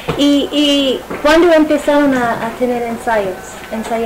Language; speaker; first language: Spanish; non-native, fluent; English